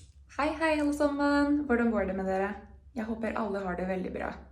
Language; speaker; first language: Norwegian; non-native, fluent; Portuguese